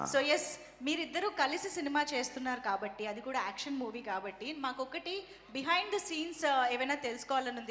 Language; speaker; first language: Telugu; native; Telugu